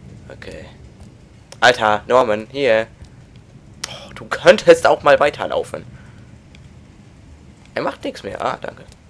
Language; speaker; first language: German; native; German